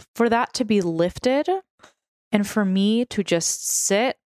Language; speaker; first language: English; early bilingual, other home language; Russian